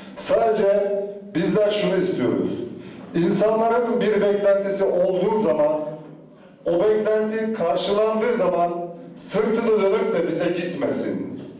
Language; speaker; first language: Turkish; native; Turkish